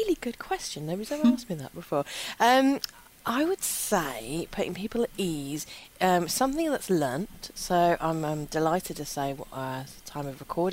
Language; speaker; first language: English; native; English